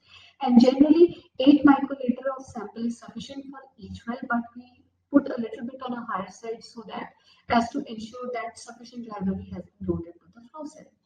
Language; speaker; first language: English; non-native, local second language; Hindi